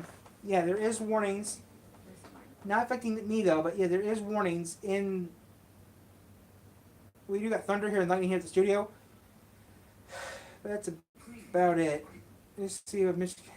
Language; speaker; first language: English; native; English